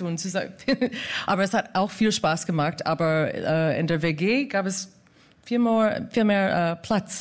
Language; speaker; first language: German; non-native, fluent; English